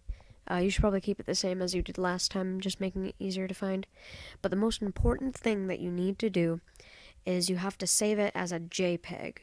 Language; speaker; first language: English; native; English